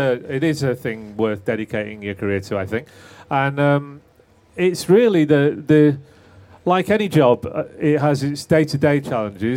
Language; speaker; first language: English; native; English